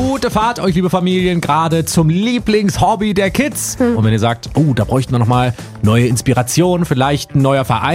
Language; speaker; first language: German; native; German